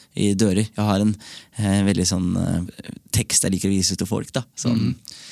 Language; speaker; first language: Norwegian; early bilingual, other home language; Somali